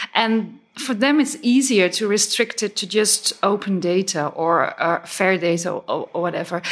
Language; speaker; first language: English; non-native, fluent; Dutch